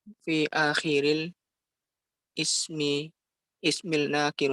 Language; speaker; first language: Arabic; non-native, learner; Indonesian